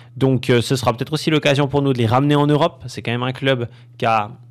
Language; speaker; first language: French; native; French